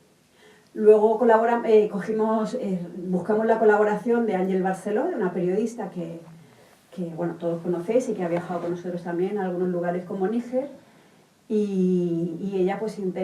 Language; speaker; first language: Spanish; native; Spanish